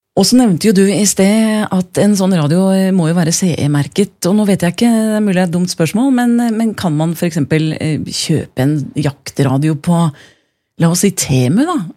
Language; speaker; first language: Norwegian; native; Norwegian